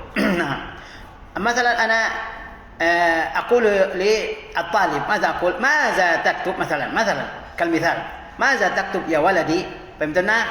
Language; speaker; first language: Arabic; non-native, fluent; Indonesian